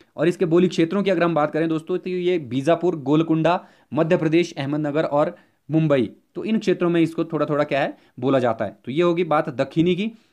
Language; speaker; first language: Hindi; native; Hindi